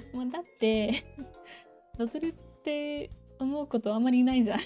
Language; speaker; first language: Japanese; non-native, fluent; English